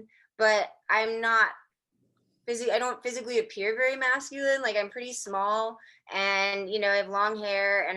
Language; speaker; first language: English; native; English